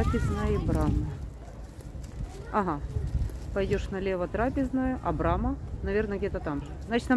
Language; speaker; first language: Russian; native; Russian